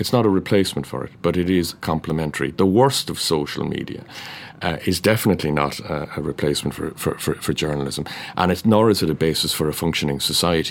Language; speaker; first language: English; native; English